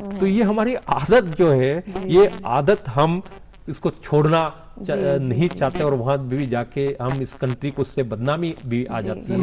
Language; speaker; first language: Hindi; non-native, local second language; Marathi